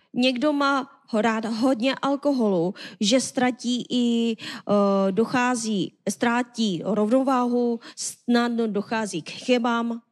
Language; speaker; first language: Czech; non-native, learner; Korean